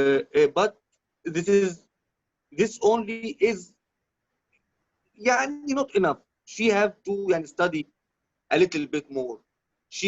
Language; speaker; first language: English; non-native, learner; Arabic